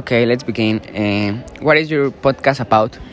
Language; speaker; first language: English; non-native, learner; Spanish